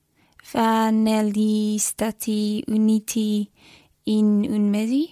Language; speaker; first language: Italian; non-native, learner; English